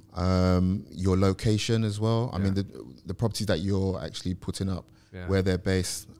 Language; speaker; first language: English; native; English